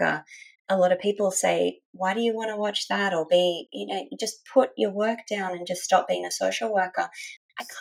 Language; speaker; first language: English; native; English